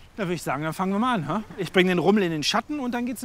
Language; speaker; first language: German; native; German